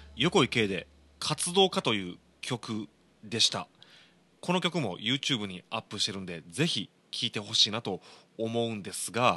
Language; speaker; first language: Japanese; native; Japanese